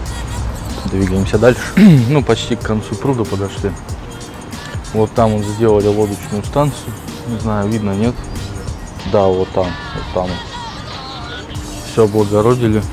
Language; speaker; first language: Russian; native; Russian